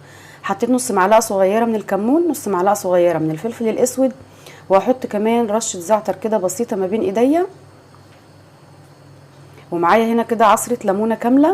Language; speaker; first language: Arabic; native; Arabic